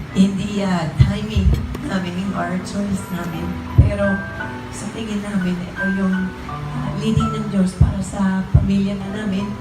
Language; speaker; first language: Filipino; non-native, fluent; English